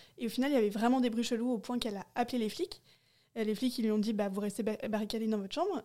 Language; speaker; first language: French; native; French